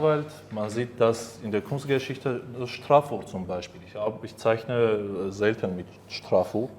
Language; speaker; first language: German; non-native, fluent; Armenian